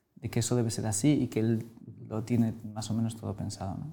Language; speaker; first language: Spanish; native; Spanish